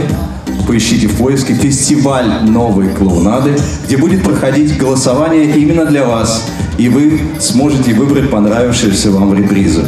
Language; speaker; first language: Russian; native; Russian